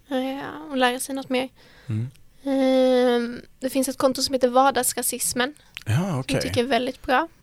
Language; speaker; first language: Swedish; native; Swedish